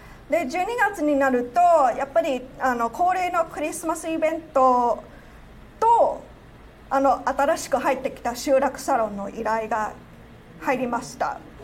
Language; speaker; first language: Japanese; non-native, fluent; Cantonese